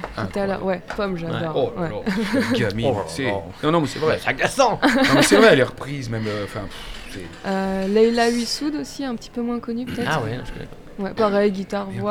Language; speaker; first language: French; native; French